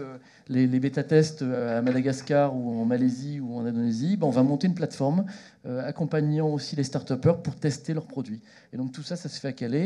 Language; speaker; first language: French; native; French